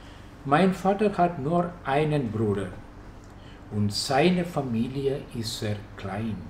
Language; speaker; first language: German; non-native, fluent; Malayalam